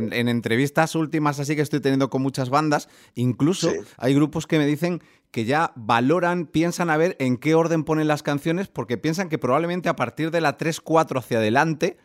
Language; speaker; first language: Spanish; native; Spanish